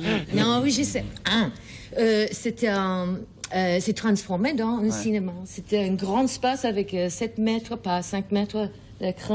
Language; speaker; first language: French; non-native, learner; English